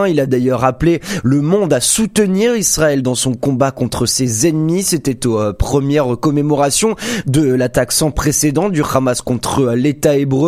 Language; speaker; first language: French; native; French